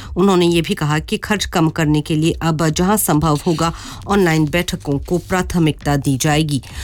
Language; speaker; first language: Hindi; non-native, local second language; Morisyen